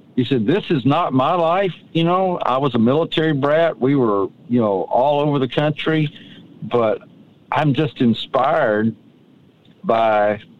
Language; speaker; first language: English; native; English